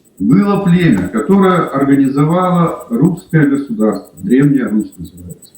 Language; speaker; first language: Russian; native; Russian